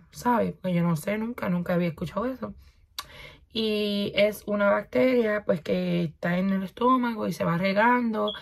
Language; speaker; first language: Spanish; early bilingual, heritage; Spanish